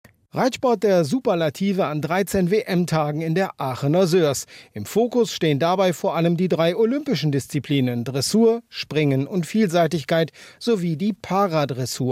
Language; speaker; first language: German; native; German